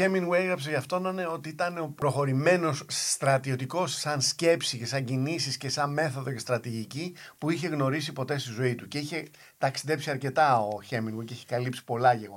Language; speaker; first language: Greek; native; Greek